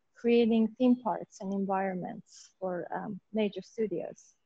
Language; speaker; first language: English; native; English